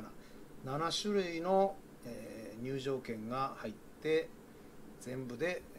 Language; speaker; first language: Japanese; native; Japanese